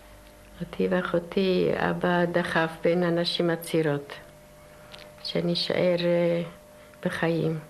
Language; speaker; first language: Hebrew; non-native, fluent; Yiddish